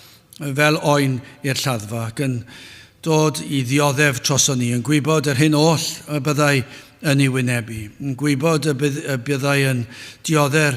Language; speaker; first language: Welsh; native; Welsh